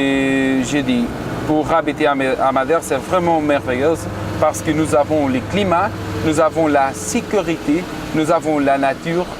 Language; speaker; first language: French; non-native, fluent; Portuguese